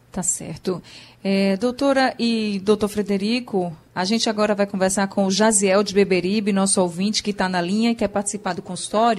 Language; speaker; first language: Portuguese; native; Portuguese